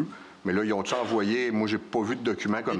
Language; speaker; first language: French; native; French